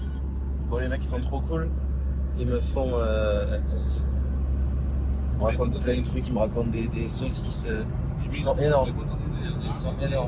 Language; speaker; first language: French; native; French